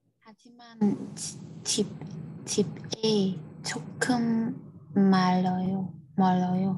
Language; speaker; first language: Korean; non-native, learner; Vietnamese